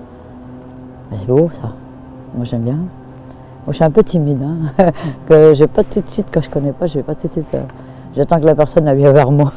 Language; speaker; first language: French; native; French